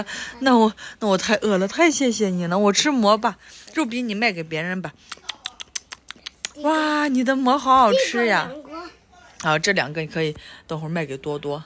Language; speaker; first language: Chinese; native; Chinese